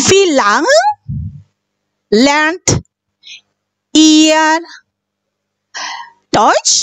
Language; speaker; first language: German; non-native, fluent; Indonesian